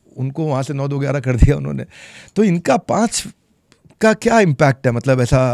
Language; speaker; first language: Hindi; native; Hindi